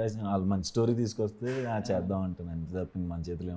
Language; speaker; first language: Telugu; native; Telugu